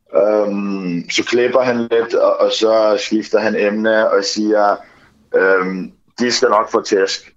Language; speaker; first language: Danish; early bilingual, other home language; Ukrainian